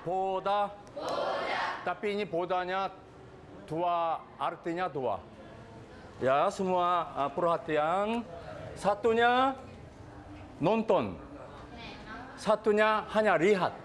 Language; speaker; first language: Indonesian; non-native, learner; Korean